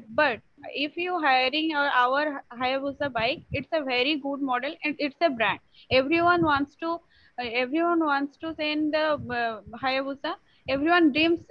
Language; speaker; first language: English; non-native, local second language; Odia